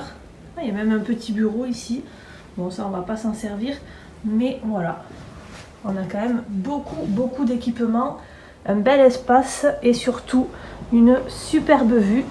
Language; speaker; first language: French; native; French